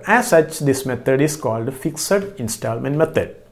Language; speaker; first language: English; non-native, local second language; Malayalam